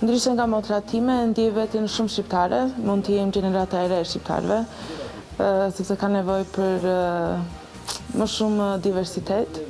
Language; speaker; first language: Albanian; early bilingual, other home language; English